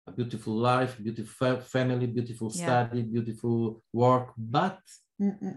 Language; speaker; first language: English; non-native, learner; Italian